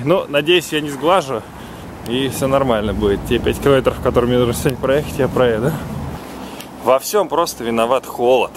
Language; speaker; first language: Russian; native; Russian